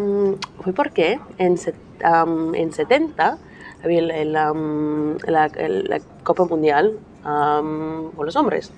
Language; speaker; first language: Spanish; non-native, learner; English